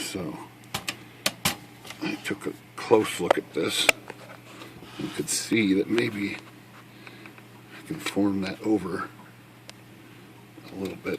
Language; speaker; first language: English; native; English